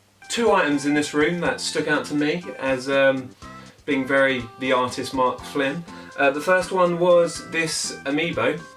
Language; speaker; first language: English; native; English